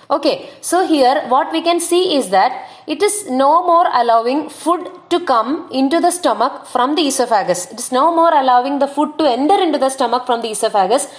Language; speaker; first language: English; non-native, local second language; Malayalam